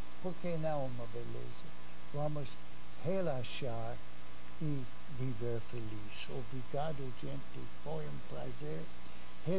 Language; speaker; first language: Portuguese; non-native, fluent; English